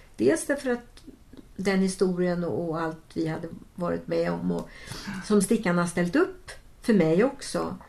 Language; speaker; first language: Swedish; native; Swedish